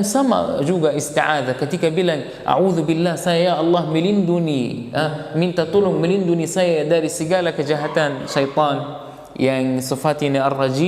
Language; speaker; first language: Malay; non-native, fluent; Arabic